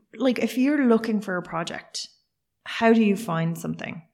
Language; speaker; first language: English; native; English